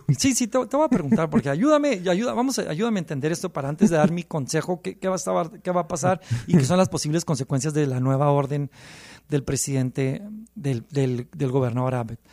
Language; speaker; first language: Spanish; early bilingual, heritage; Spanish